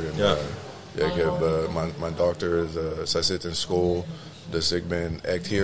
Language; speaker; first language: Dutch; non-native, learner; English